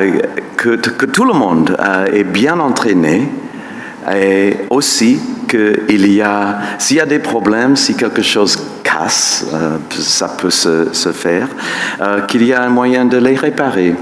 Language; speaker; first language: French; non-native, fluent; English